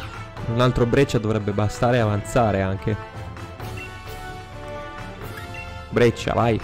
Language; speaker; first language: Italian; native; Italian